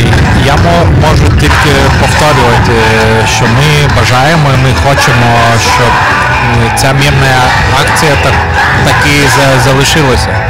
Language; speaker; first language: Ukrainian; non-native, fluent; Lithuanian